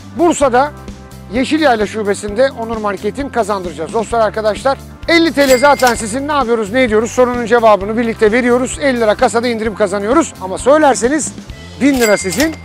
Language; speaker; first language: Turkish; native; Turkish